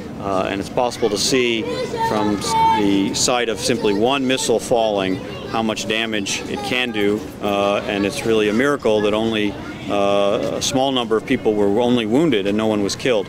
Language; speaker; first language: English; native; English